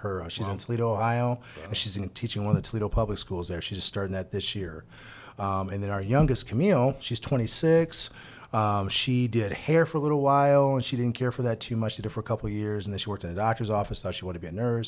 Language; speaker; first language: English; native; English